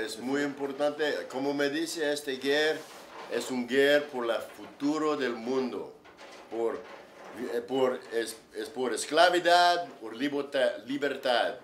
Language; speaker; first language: Spanish; non-native, learner; English